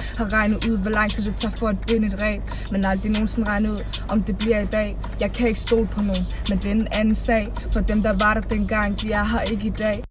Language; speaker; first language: Danish; native; Danish